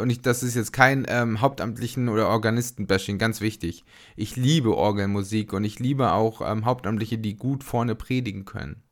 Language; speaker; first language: German; native; German